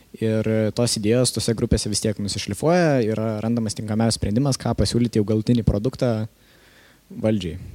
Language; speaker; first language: Lithuanian; native; Lithuanian